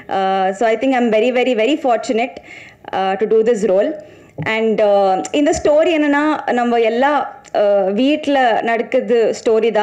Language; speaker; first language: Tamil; non-native, learner; Telugu